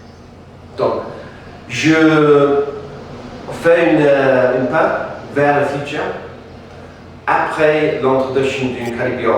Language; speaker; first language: French; non-native, fluent; English